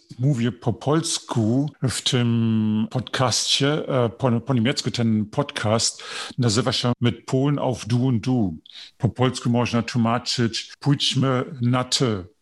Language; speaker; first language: Polish; non-native, learner; German